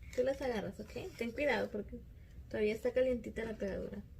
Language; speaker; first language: Spanish; early bilingual, other home language; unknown